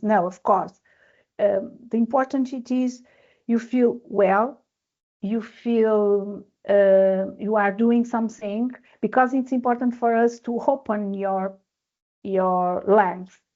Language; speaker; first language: English; non-native, learner; Portuguese